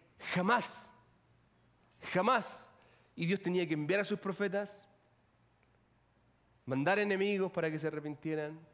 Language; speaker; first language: Spanish; native; Spanish